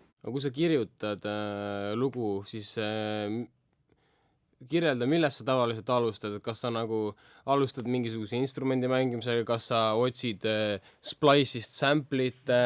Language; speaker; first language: Estonian; native; Estonian